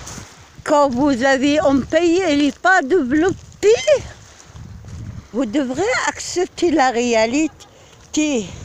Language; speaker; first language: French; non-native, learner; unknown